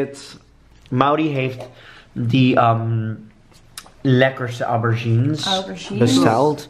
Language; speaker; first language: Dutch; non-native, learner; English